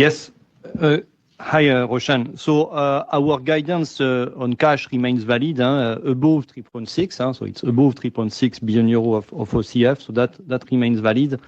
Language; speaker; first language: English; non-native, fluent; French